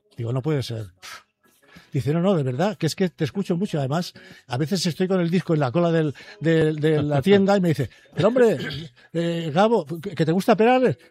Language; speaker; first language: Spanish; native; Spanish